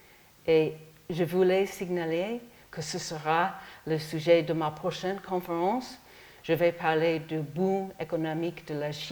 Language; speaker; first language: French; non-native, learner; English